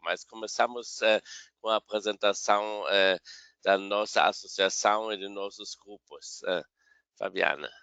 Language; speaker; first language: Portuguese; non-native, fluent; German